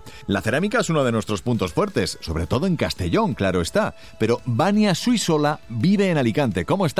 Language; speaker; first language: Spanish; native; Spanish